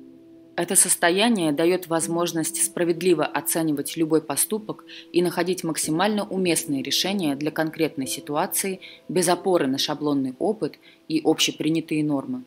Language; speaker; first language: Russian; native; Russian